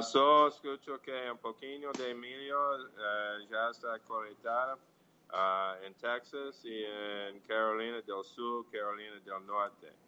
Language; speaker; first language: Portuguese; non-native, fluent; English